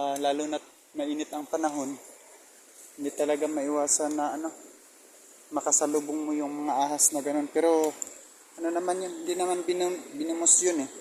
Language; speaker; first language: Filipino; non-native, local second language; Cebuano